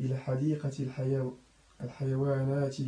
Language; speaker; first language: Arabic; non-native, learner; French